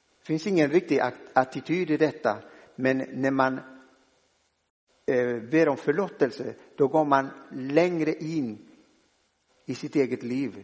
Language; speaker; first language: Swedish; non-native, fluent; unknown